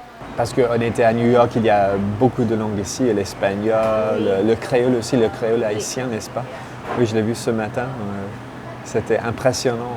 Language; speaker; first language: French; non-native, fluent; English